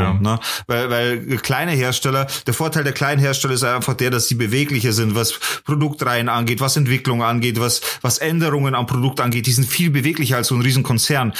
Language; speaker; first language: German; native; German